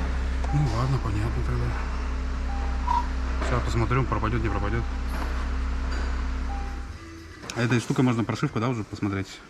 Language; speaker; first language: Russian; native; Russian